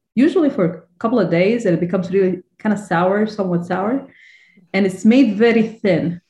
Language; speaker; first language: English; non-native, fluent; Arabic